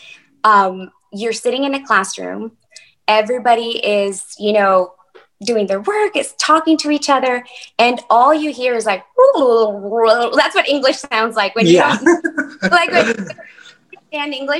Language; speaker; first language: English; early bilingual, other home language; Spanish